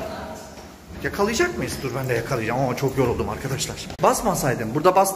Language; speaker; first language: Turkish; native; Turkish